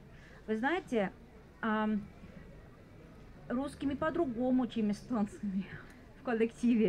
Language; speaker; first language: Russian; non-native, fluent; Estonian